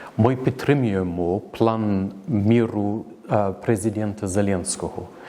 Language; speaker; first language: Ukrainian; non-native, fluent; English